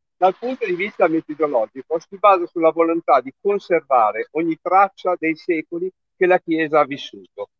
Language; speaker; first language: Italian; native; Italian